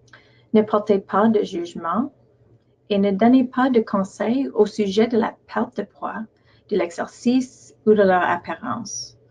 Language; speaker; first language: French; non-native, local second language; English